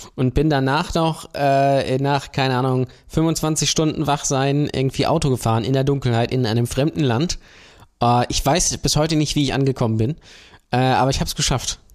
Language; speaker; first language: German; native; German